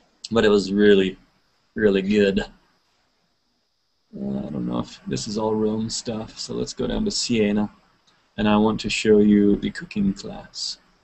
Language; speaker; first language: English; native; English